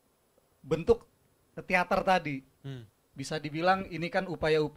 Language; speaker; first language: Indonesian; native; Indonesian